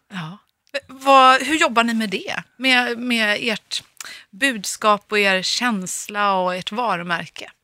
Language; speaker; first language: Swedish; native; Swedish